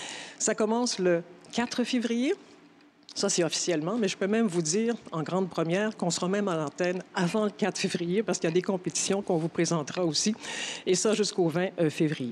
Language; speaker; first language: French; native; French